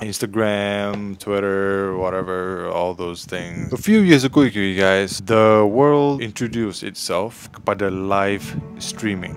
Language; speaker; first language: English; non-native, local second language; Malay